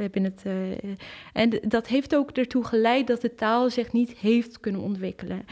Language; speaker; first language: Dutch; early bilingual, other home language; Kurdish